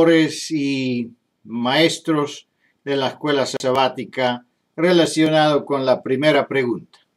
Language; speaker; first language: Spanish; non-native, fluent; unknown